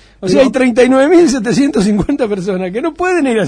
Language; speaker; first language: Spanish; native; Spanish